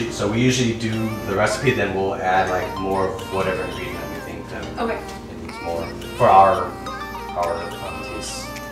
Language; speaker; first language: English; early bilingual, other home language; Vietnamese